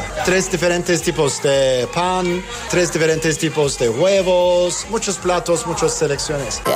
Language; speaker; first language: Spanish; non-native, learner; Turkish